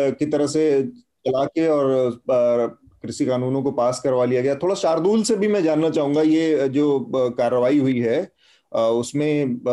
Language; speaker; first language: Hindi; native; Hindi